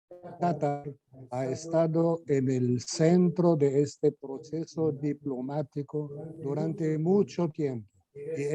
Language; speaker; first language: Spanish; non-native, fluent; Arabic